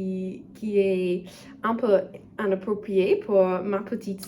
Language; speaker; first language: French; non-native, learner; English